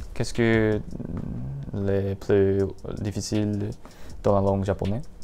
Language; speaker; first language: French; non-native, learner; Japanese